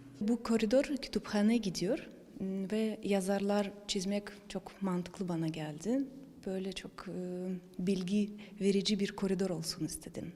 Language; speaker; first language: Turkish; non-native, fluent; Russian